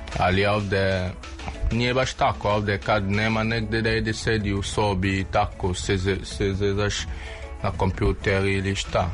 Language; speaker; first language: Serbian; non-native, learner; French